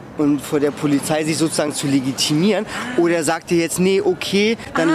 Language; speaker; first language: German; early bilingual, other home language; Russian